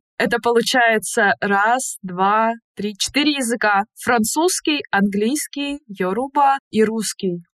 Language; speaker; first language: Russian; native; Russian